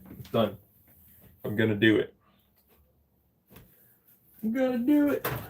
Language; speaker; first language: English; native; English